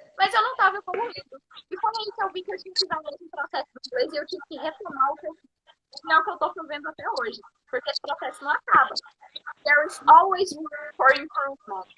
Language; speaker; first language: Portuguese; native; Portuguese